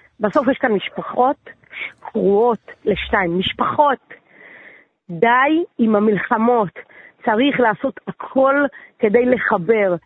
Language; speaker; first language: Hebrew; native; Hebrew